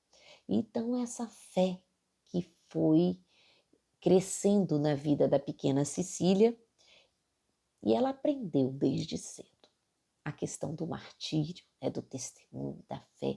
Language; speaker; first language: Portuguese; native; Portuguese